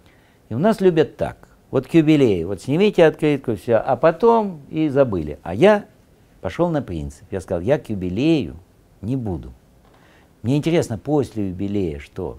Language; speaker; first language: Russian; native; Russian